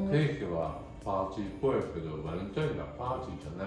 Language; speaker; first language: Japanese; non-native, fluent; French